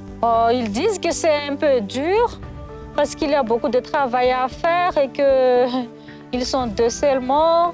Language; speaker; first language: French; non-native, local second language; Malagasy